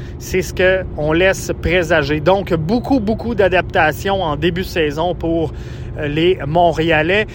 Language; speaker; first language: French; native; French